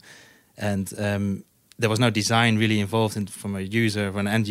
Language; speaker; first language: English; non-native, fluent; Dutch